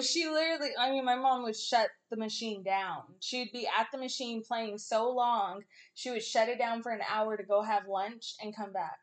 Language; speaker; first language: English; native; English